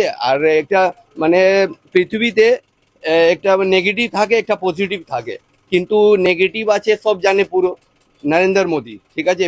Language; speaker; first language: Bangla; non-native, local second language; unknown